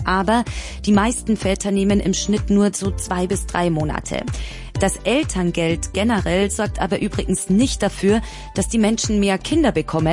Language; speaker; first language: German; native; German